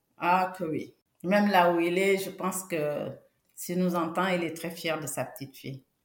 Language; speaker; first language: French; non-native, local second language; Wolof